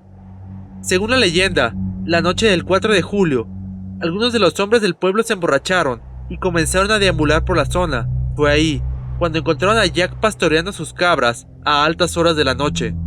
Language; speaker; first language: Spanish; native; Spanish